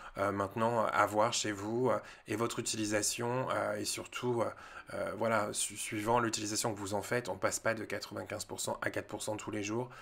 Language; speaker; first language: French; native; French